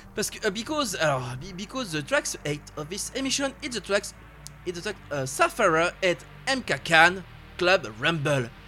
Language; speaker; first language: English; non-native, learner; French